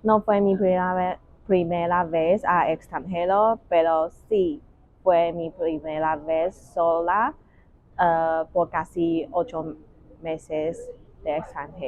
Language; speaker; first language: Spanish; non-native, learner; Chinese